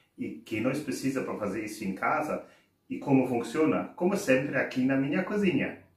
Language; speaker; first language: Portuguese; non-native, fluent; German